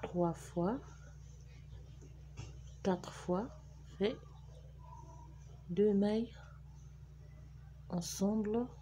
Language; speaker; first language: French; native; French